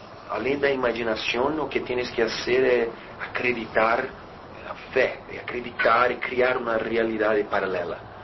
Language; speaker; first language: Portuguese; native; Portuguese